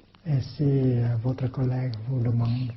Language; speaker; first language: French; non-native, fluent; Vietnamese